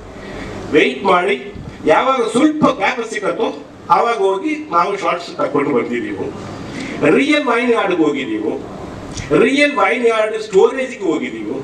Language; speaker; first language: Kannada; non-native, learner; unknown